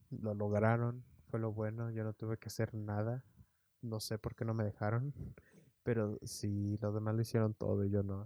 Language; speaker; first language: Spanish; early bilingual, heritage; Spanish